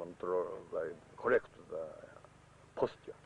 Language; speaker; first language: English; non-native, learner; Japanese